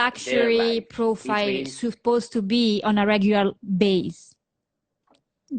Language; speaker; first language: English; non-native, fluent; Italian